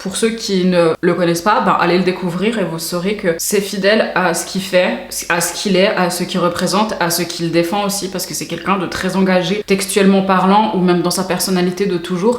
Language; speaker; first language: French; native; French